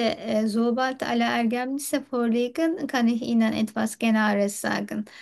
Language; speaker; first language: German; non-native, learner; Turkish